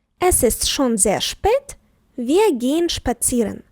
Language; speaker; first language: German; non-native, fluent; Ukrainian